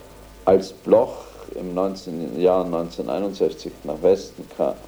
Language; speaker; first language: German; native; German